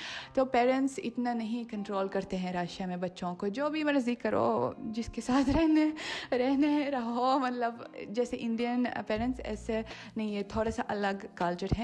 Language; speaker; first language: Hindi; non-native, fluent; Russian